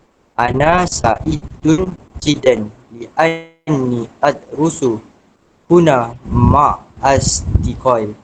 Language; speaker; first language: Arabic; non-native, learner; Malay